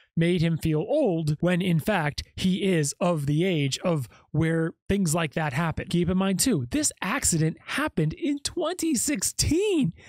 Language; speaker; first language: English; native; English